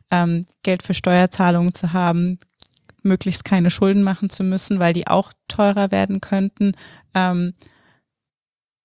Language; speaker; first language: German; native; German